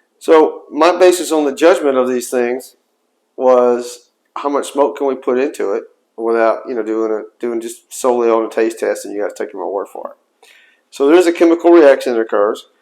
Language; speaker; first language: English; native; English